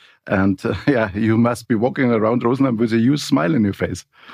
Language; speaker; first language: English; non-native, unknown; German